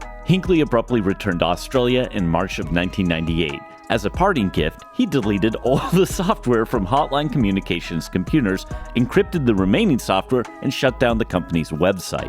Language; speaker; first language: English; native; English